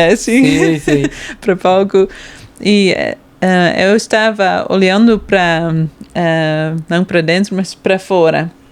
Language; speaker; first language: Portuguese; non-native, fluent; Dutch